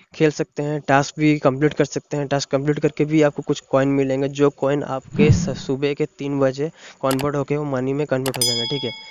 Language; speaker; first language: Hindi; non-native, local second language; Odia